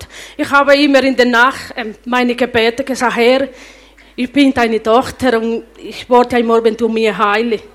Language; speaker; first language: German; non-native, learner; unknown